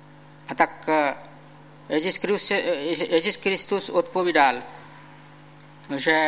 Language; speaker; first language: Czech; non-native, fluent; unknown